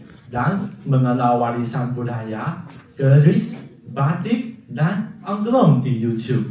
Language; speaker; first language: Indonesian; non-native, fluent; Chinese